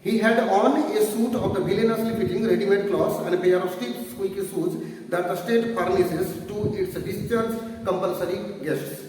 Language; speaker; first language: English; non-native, local second language; Bangla